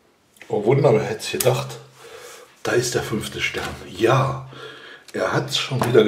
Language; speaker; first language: German; native; German